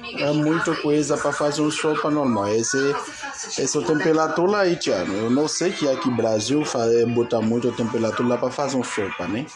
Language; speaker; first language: Portuguese; non-native, learner; Haitian Creole